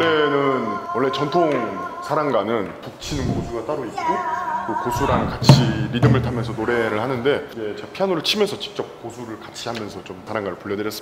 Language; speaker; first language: Korean; native; Korean